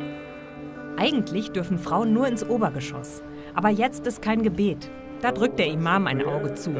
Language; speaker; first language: German; native; German